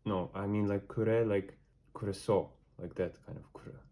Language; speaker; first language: English; non-native, fluent; German